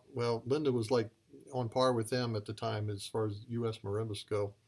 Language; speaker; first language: English; native; English